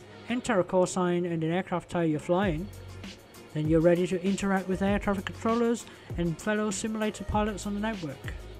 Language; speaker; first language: English; non-native, local second language; Cantonese